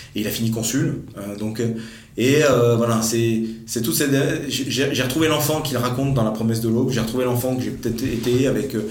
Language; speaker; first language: French; native; French